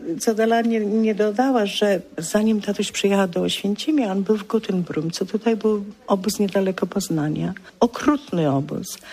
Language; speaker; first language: Polish; early bilingual, heritage; Polish